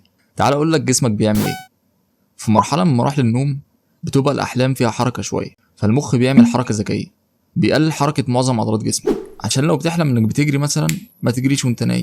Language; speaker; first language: Arabic; native; Arabic